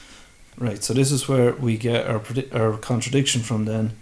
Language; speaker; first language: English; native; English